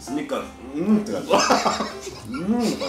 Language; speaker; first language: Japanese; native; Japanese